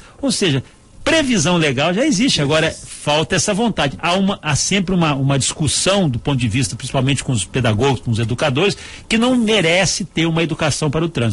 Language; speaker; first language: Portuguese; native; Portuguese